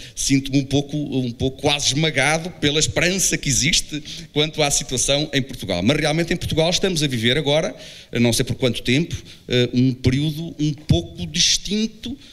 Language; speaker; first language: Portuguese; native; Portuguese